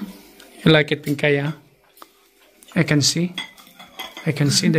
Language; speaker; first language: English; non-native, local second language; Filipino